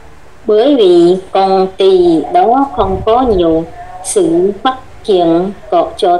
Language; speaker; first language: Vietnamese; non-native, learner; Khmer